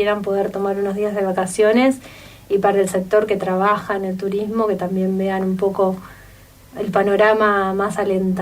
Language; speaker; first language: Spanish; native; Spanish